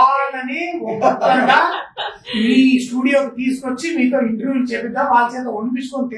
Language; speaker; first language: Telugu; native; Telugu